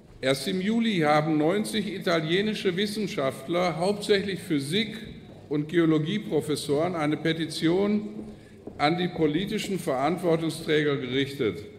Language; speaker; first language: German; native; German